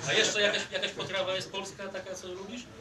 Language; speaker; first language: Polish; native; Polish